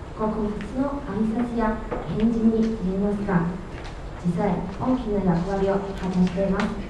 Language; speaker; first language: Japanese; non-native, fluent; Chinese